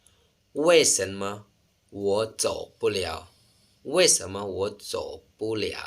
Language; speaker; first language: Chinese; non-native, fluent; Lao